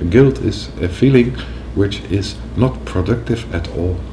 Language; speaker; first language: English; non-native, fluent; Dutch